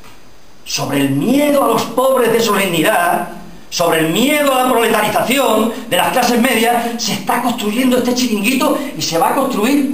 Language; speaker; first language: Spanish; native; Spanish